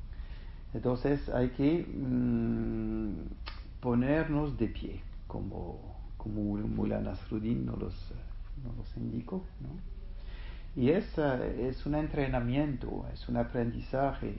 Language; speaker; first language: Spanish; non-native, fluent; French